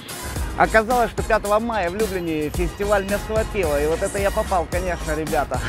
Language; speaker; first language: Russian; native; Russian